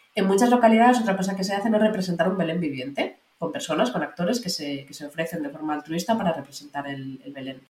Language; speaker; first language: Spanish; native; Spanish